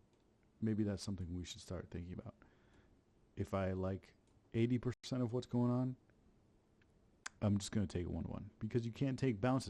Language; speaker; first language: English; native; English